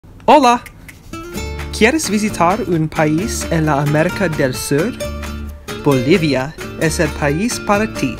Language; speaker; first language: Spanish; non-native, learner; English